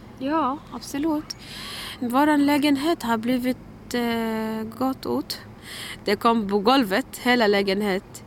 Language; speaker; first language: Swedish; non-native, learner; Arabic